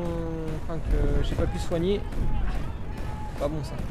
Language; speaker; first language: French; native; French